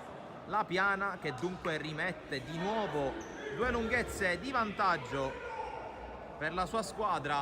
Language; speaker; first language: Italian; native; Italian